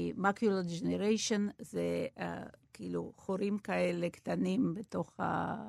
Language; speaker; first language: Hebrew; non-native, fluent; Russian